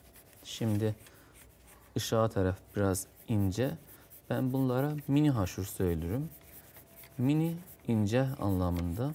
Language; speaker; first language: Turkish; non-native, fluent; Azerbaijani